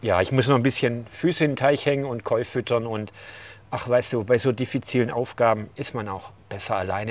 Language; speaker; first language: German; native; German